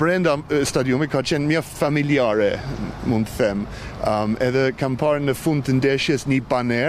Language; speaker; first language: Albanian; non-native, fluent; English